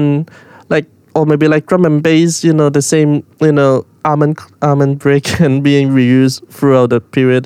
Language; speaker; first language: English; non-native, local second language; Cantonese